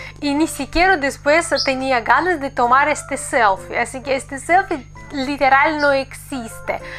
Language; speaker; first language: Spanish; non-native, fluent; Russian